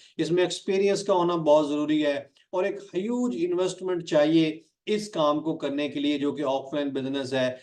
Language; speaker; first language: Urdu; non-native, local second language; Punjabi